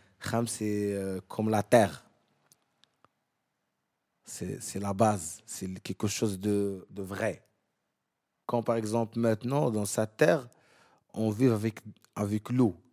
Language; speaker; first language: French; non-native, learner; Arabic